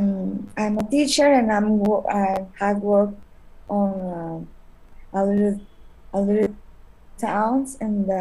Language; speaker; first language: English; non-native, learner; Spanish